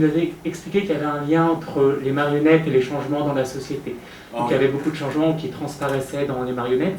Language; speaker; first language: French; native; French